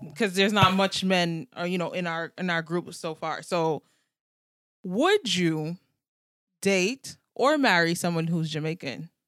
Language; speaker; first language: English; native; English